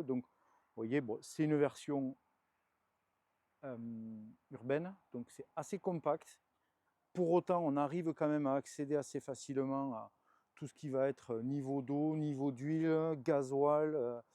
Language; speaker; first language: French; native; French